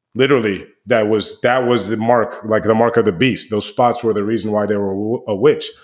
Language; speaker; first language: English; native; English